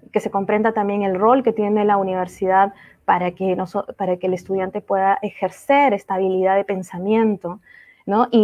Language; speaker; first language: Spanish; native; Spanish